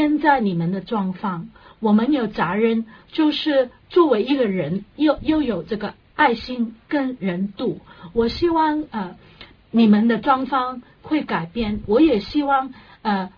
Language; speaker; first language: Chinese; non-native, local second language; Cantonese